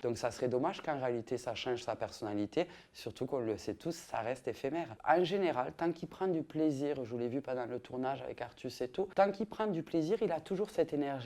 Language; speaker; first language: French; native; French